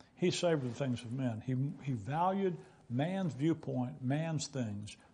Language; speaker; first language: English; native; English